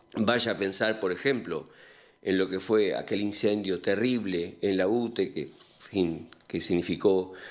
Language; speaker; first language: Spanish; native; Spanish